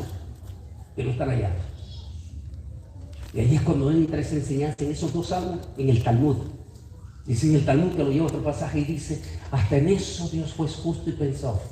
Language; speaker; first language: Spanish; native; Spanish